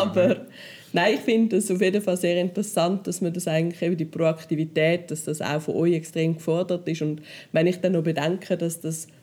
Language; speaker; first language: German; native; German